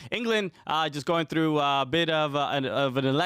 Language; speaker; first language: English; native; English